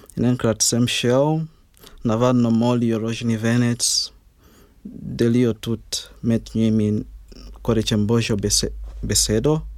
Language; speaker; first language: Slovenian; non-native, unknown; Ganda